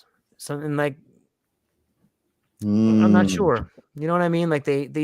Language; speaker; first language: English; native; English